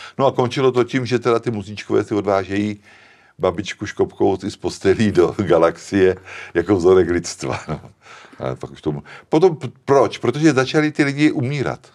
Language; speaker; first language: Czech; native; Czech